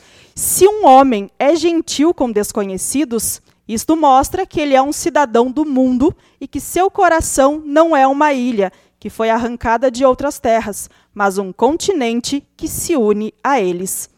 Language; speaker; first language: Portuguese; native; Portuguese